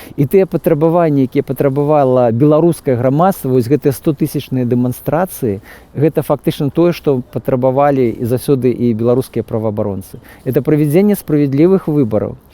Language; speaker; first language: Belarusian; native; Belarusian